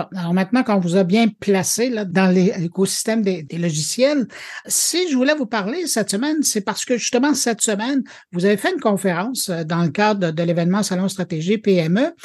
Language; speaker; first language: French; native; French